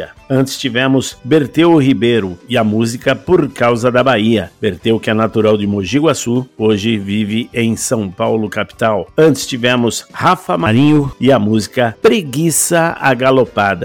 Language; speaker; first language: Portuguese; native; Portuguese